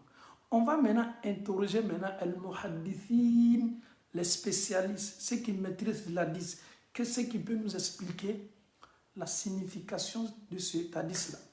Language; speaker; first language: French; non-native, local second language; Bambara